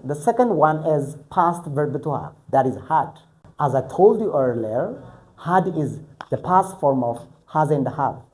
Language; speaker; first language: English; non-native, local second language; Amharic